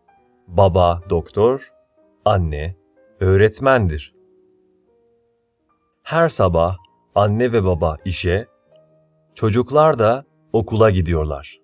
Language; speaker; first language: Turkish; non-native, fluent; Persian